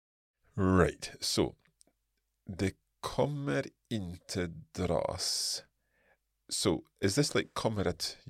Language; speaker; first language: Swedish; non-native, learner; English